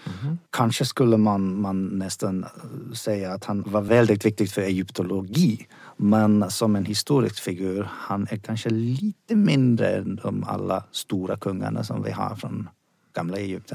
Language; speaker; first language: Swedish; non-native, fluent; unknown